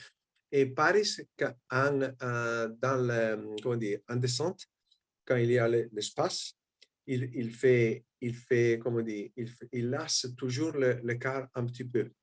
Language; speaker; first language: French; non-native, fluent; Italian